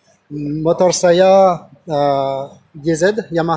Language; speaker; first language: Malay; non-native, learner; French